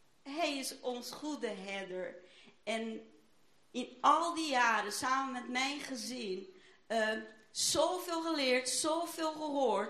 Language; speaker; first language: Dutch; non-native, fluent; Portuguese